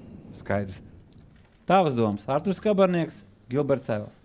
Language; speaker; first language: Latvian; native; Latvian